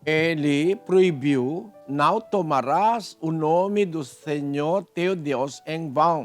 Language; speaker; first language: Portuguese; non-native, fluent; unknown